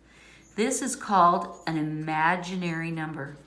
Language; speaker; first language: English; native; English